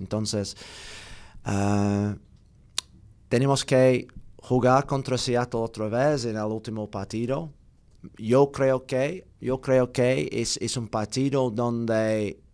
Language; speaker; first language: Spanish; non-native, learner; English